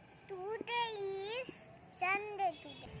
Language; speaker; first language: English; non-native, learner; Bangla